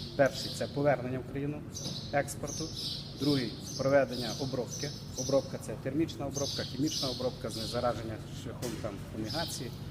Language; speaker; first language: Ukrainian; native; Ukrainian